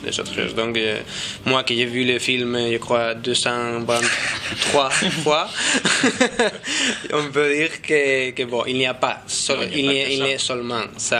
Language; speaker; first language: French; non-native, learner; Spanish